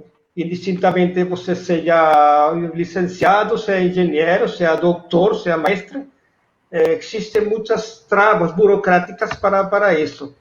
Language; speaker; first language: Portuguese; non-native, fluent; Spanish